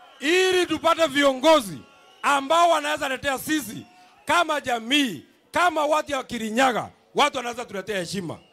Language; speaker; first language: Swahili; non-native, local second language; Kikuyu